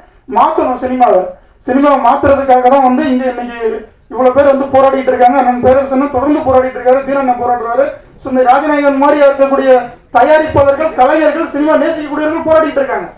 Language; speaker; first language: Tamil; native; Tamil